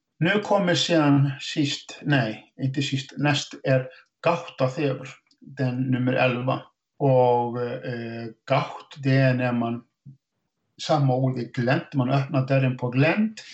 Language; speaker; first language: Swedish; non-native, fluent; Icelandic